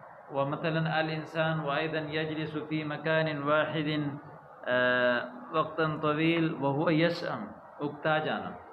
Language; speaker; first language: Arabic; non-native, fluent; Urdu